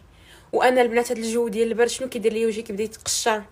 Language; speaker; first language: Arabic; native; Arabic